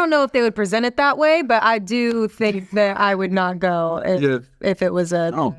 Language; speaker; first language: English; native; English